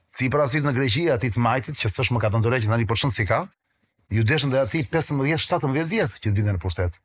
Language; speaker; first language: Albanian; non-native, local second language; Greek